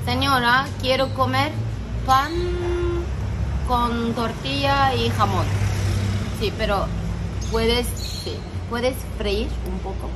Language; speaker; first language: Spanish; non-native, learner; Turkish